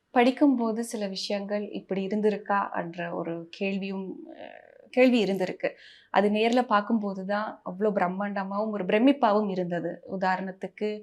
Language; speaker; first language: Tamil; early bilingual, heritage; Tamil